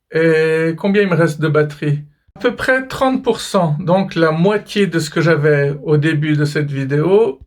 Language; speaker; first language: French; native; French